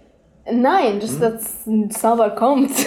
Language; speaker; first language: German; non-native, learner; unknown